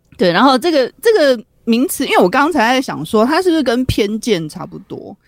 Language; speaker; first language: Chinese; native; Chinese